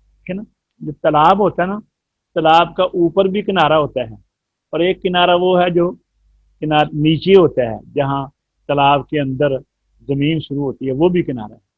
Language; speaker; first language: Urdu; non-native, local second language; Punjabi